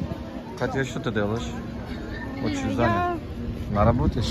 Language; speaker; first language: Russian; non-native, learner; Turkish